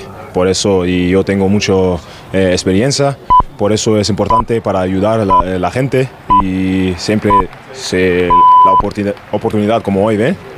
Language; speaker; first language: Spanish; non-native, learner; German